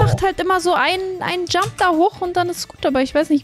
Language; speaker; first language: German; native; German